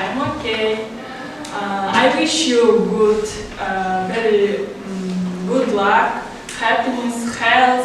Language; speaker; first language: English; non-native, learner; Kazakh